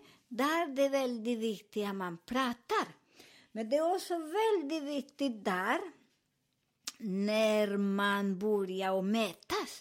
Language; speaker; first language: Swedish; non-native, learner; Spanish